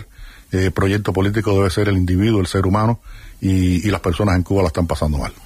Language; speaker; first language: Spanish; native; Spanish